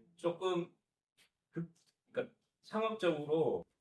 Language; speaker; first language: Korean; native; Korean